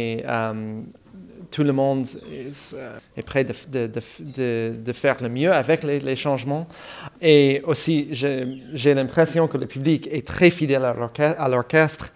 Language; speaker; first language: French; non-native, fluent; English